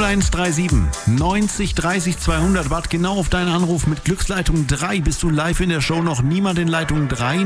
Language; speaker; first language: German; native; German